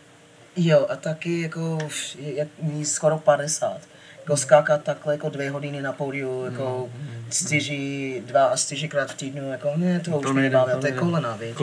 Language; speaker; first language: Czech; non-native, fluent; English